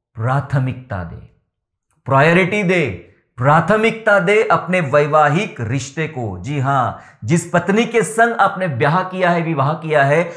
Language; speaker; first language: Hindi; non-native, local second language; Marathi